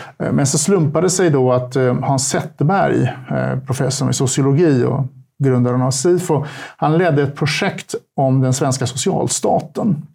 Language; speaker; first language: Swedish; early bilingual, other home language; Turkish